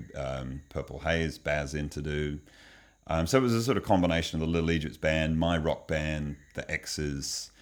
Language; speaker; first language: English; native; English